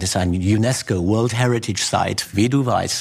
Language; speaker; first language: German; non-native, fluent; English